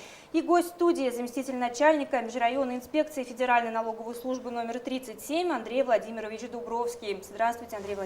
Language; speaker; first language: Russian; native; Russian